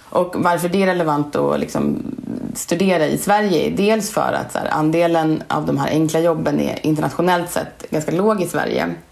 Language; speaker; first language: Swedish; native; Swedish